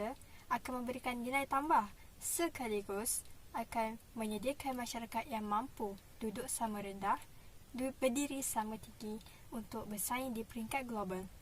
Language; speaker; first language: Malay; native; Malay